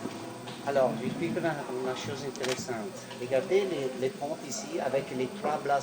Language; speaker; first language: French; non-native, fluent; Italian